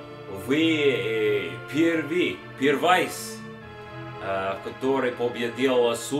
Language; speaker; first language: Russian; non-native, learner; English